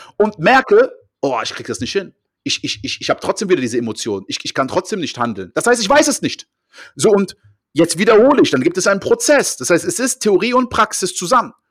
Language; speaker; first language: German; early bilingual, heritage; French